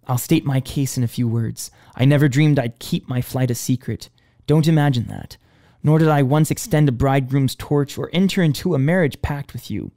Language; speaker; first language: English; native; English